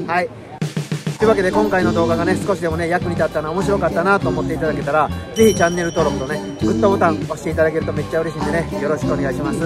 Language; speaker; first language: Japanese; native; Japanese